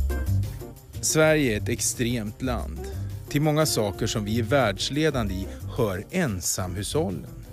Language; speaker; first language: Swedish; native; Swedish